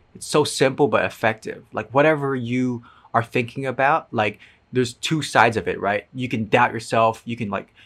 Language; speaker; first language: English; non-native, fluent; Cantonese